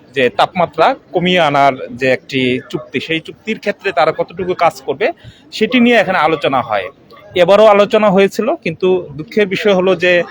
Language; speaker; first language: Bangla; non-native, local second language; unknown